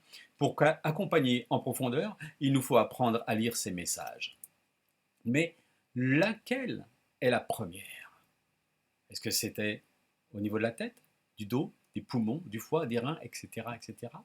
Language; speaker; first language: French; native; French